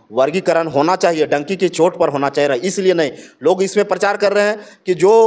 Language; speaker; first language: Hindi; native; Hindi